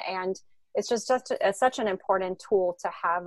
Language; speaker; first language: English; non-native, fluent; French